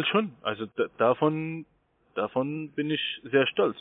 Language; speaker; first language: German; non-native, fluent; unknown